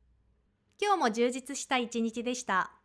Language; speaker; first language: Japanese; non-native, fluent; Korean